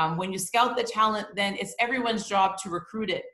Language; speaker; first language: English; native; English